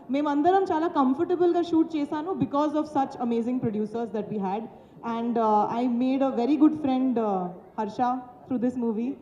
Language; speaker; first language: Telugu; non-native, learner; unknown